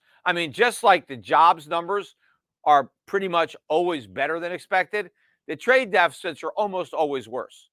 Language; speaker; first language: English; native; English